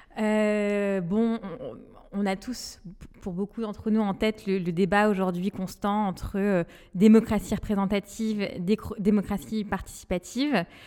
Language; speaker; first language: French; non-native, local second language; Malagasy